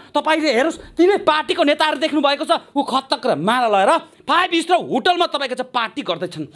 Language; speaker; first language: Nepali; native; Nepali